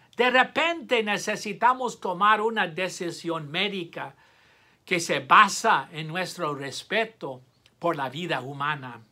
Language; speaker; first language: Spanish; non-native, fluent; English